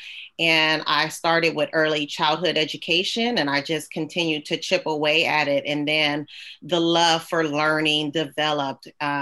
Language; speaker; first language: English; native; English